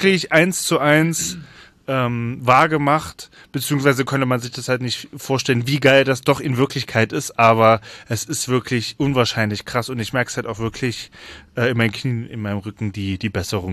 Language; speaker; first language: German; native; German